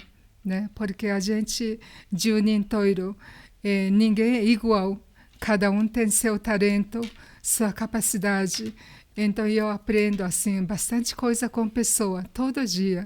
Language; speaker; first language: Portuguese; non-native, learner; Japanese